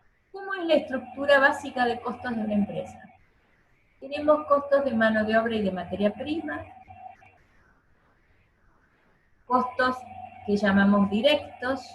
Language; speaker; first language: Spanish; native; Spanish